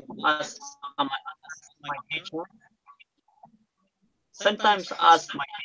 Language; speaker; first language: English; non-native, learner; Spanish